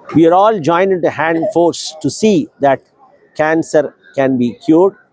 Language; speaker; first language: English; non-native, local second language; Tamil